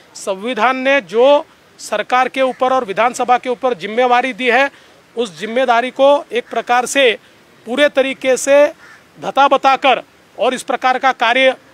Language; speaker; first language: Hindi; non-native, local second language; Marathi